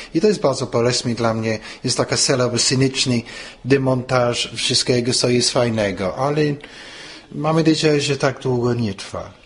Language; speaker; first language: Polish; non-native, fluent; English